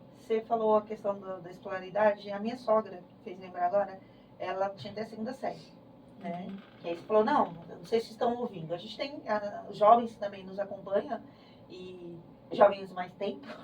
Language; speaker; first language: Portuguese; native; Portuguese